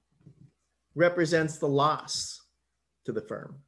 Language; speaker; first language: English; native; English